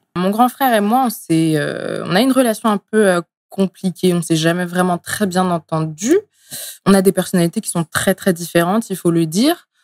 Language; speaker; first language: French; early bilingual, other home language; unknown